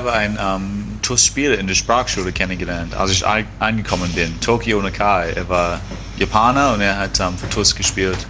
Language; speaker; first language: German; non-native, fluent; English